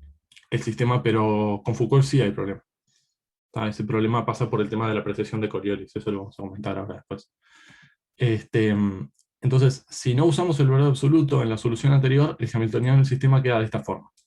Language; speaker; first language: Spanish; native; Spanish